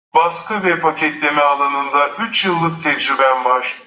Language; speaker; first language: Turkish; non-native, fluent; Arabic